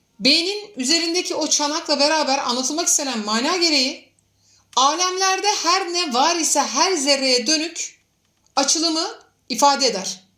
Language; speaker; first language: Turkish; native; Turkish